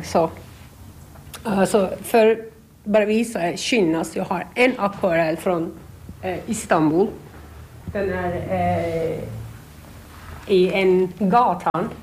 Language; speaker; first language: Swedish; non-native, learner; Turkish